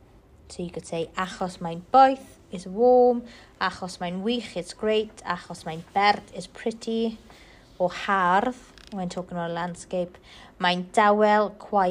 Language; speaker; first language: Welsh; non-native, local second language; English